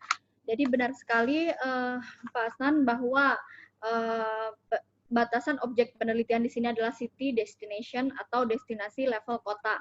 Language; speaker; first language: Indonesian; native; Indonesian